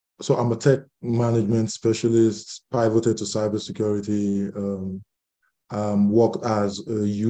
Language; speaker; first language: English; non-native, local second language; Yoruba